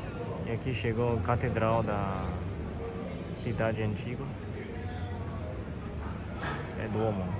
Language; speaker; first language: Portuguese; non-native, fluent; Chinese